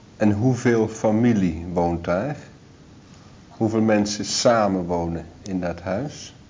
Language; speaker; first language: Dutch; native; Dutch